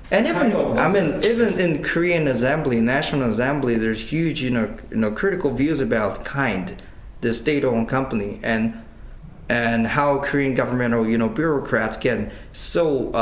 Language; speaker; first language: English; non-native, fluent; Korean